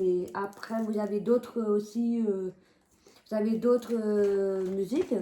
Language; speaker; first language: French; native; French